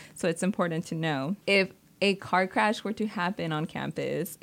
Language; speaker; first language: English; native; English